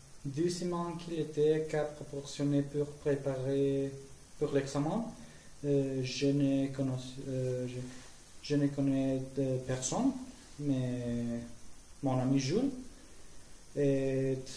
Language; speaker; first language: French; non-native, learner; Spanish